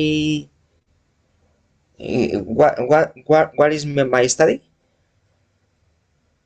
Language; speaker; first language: English; non-native, learner; Spanish